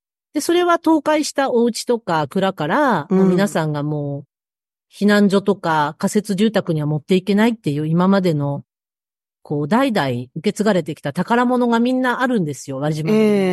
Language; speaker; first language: Japanese; native; Japanese